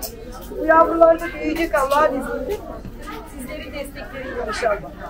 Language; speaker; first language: Turkish; native; Turkish